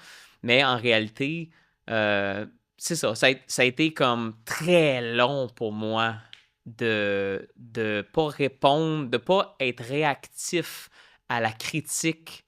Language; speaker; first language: French; native; French